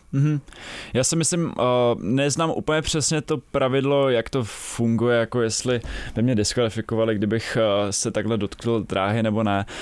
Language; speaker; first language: Czech; native; Czech